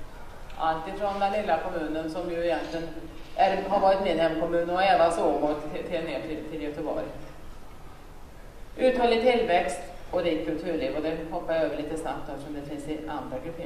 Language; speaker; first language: Swedish; native; Swedish